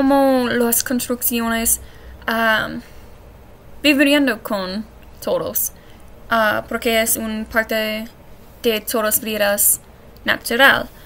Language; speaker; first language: Spanish; non-native, learner; English